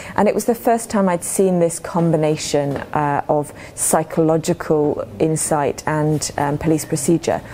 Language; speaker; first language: English; native; English